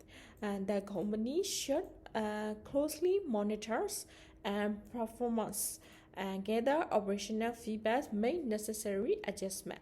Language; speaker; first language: English; non-native, learner; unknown